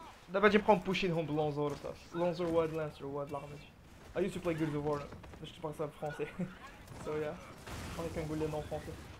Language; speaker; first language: French; non-native, local second language; Arabic